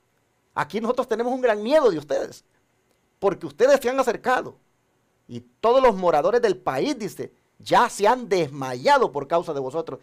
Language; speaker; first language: Spanish; native; Spanish